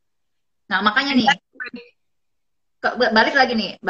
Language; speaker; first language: Indonesian; native; Indonesian